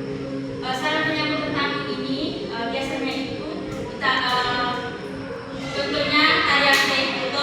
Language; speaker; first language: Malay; non-native, local second language; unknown